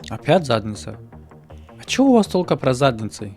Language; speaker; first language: Russian; non-native, fluent; Tajik